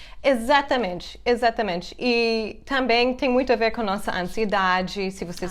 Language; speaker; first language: Portuguese; non-native, fluent; English